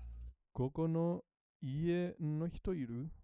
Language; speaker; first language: Japanese; non-native, learner; English